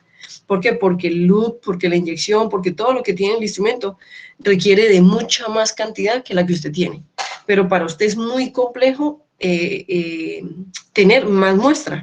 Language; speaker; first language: Spanish; native; Spanish